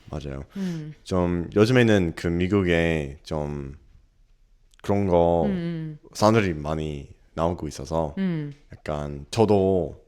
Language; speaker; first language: Korean; non-native, learner; English